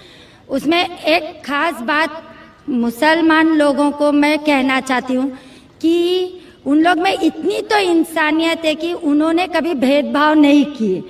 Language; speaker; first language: Hindi; non-native, local second language; Marathi